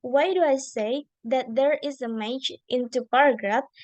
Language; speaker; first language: English; non-native, learner; Indonesian